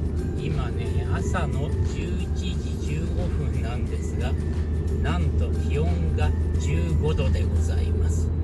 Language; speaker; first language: Japanese; native; Japanese